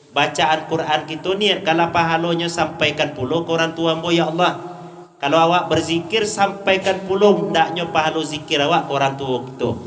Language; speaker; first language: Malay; non-native, local second language; Minangkabau